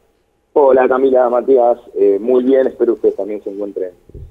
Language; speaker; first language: Spanish; native; Spanish